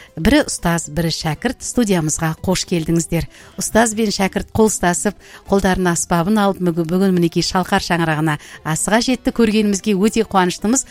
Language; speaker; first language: Kazakh; native; Kazakh